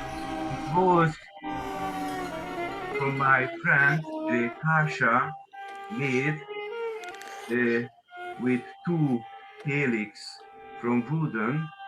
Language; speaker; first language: English; non-native, learner; Hungarian